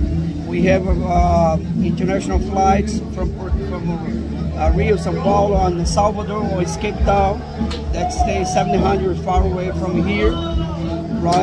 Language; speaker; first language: English; non-native, learner; Portuguese